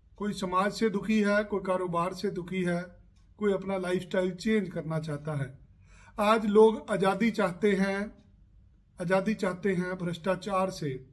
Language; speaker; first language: Hindi; non-native, local second language; Punjabi